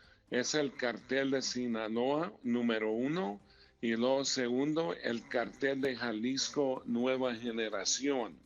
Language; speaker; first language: Spanish; early bilingual, heritage; Spanish